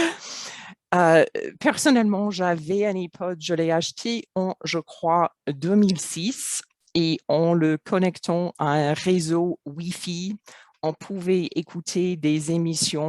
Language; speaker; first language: French; non-native, fluent; English